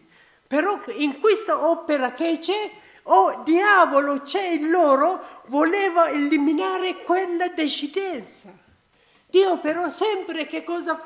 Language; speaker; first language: Italian; non-native, learner; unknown